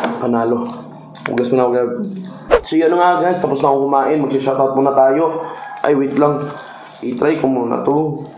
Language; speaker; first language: Filipino; non-native, local second language; Cebuano